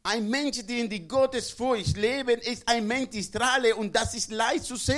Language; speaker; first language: German; non-native, learner; Spanish